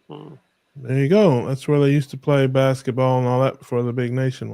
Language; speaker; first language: English; native; English